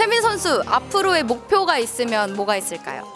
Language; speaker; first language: Korean; native; Korean